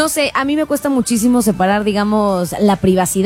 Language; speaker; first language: Spanish; native; Spanish